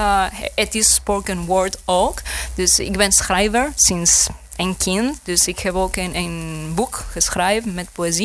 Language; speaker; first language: Dutch; non-native, learner; Spanish